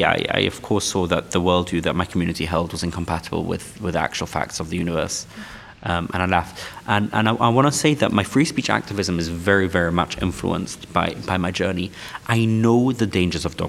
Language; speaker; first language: English; non-native, local second language; Yiddish